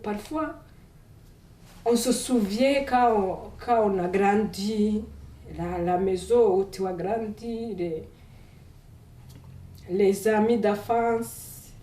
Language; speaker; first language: French; non-native, fluent; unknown